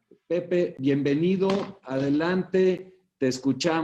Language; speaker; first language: Spanish; native; Spanish